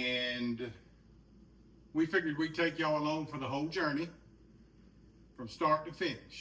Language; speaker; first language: English; native; English